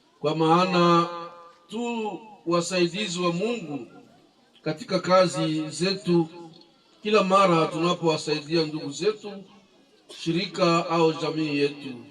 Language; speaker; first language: Swahili; native; Swahili